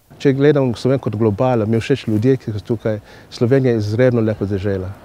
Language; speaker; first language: Slovenian; non-native, fluent; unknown